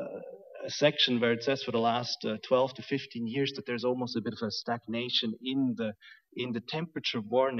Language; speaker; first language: English; non-native, fluent; German